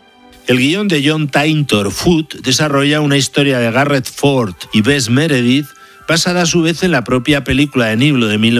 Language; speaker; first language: Spanish; native; Spanish